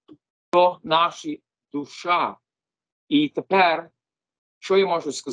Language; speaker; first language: Ukrainian; early bilingual, heritage; Ukrainian